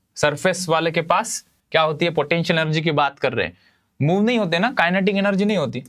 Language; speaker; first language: Hindi; non-native, local second language; Marathi